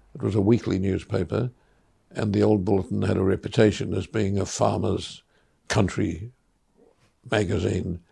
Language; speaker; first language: English; native; English